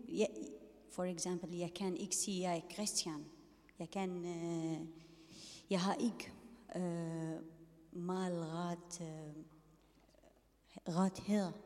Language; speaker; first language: Danish; non-native, learner; Arabic